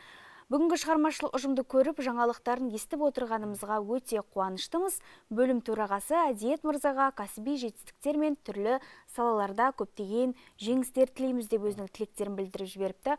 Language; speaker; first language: Kazakh; native; Kazakh